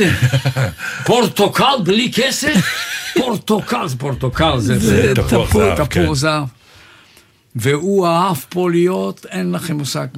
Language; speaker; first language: Hebrew; non-native, fluent; Bulgarian